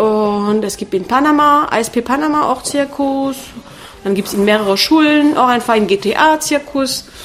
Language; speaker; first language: German; non-native, fluent; French